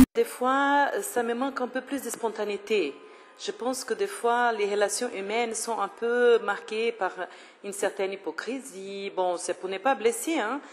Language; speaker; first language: French; non-native, fluent; Portuguese